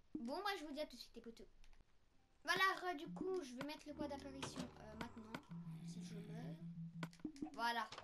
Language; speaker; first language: French; native; French